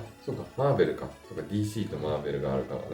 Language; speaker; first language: Japanese; native; Japanese